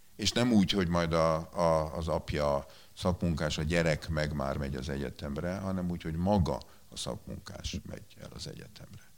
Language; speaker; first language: Hungarian; native; Hungarian